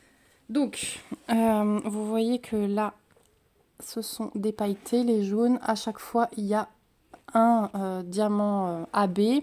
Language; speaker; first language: French; native; French